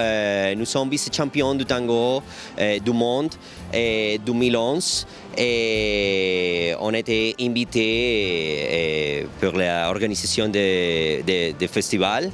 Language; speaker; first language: French; non-native, learner; Spanish